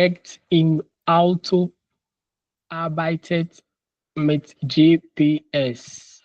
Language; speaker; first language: German; non-native, learner; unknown